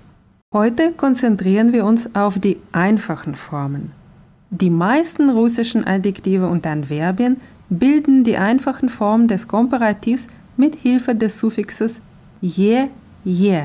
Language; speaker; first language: German; non-native, fluent; Russian